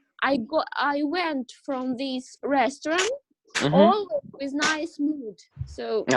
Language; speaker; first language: English; non-native, learner; Ukrainian